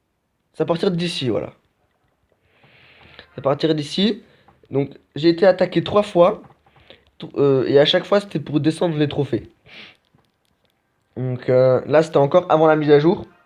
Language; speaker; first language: French; native; French